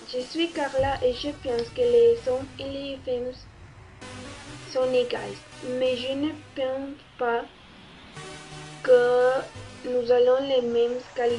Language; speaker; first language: French; non-native, learner; Spanish